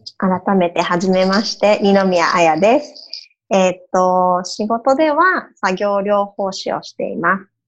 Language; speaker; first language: Japanese; early bilingual, heritage; Japanese